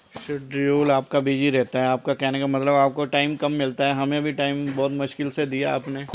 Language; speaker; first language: Hindi; non-native, local second language; Punjabi